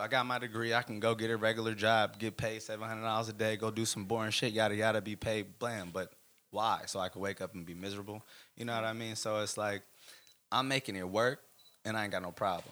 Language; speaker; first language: English; native; English